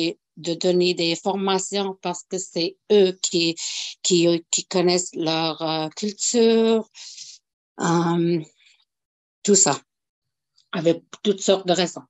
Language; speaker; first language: French; non-native, local second language; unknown